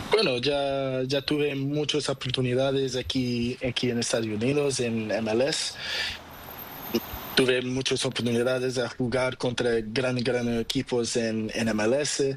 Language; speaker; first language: Spanish; non-native, learner; Portuguese